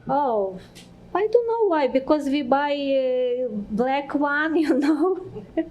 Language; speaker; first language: English; non-native, learner; Ukrainian